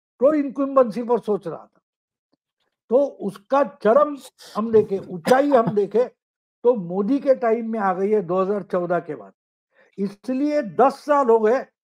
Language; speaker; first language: Hindi; non-native, local second language; Marathi